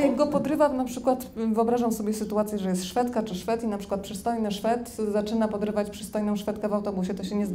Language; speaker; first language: Polish; native; Polish